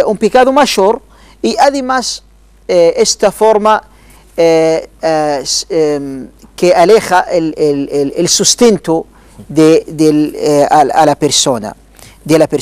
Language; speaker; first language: Spanish; non-native, learner; Arabic